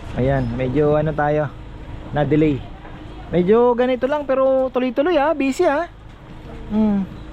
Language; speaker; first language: Filipino; native; Filipino